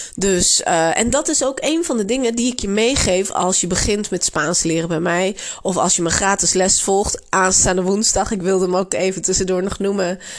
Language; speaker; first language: Dutch; native; Dutch